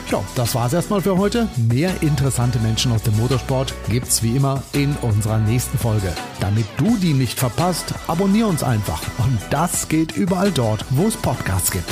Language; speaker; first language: German; native; German